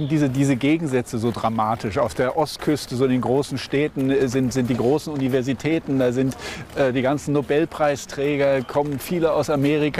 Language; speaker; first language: German; native; German